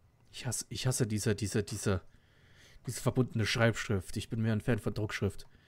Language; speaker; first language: German; native; German